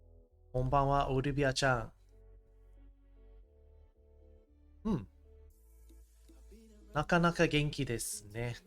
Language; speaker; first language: Japanese; non-native, learner; English